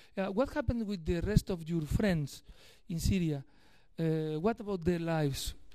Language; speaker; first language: English; non-native, learner; Spanish